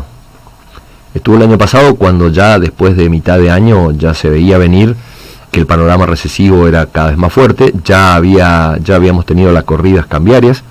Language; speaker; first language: Spanish; native; Spanish